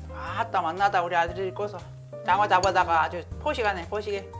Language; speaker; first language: Korean; native; Korean